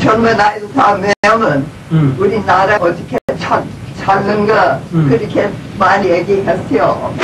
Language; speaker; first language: Korean; early bilingual, heritage; Korean